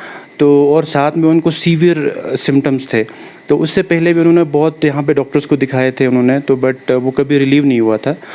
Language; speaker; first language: Hindi; non-native, local second language; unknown